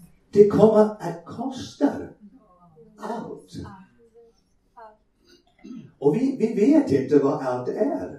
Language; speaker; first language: Swedish; non-native, fluent; English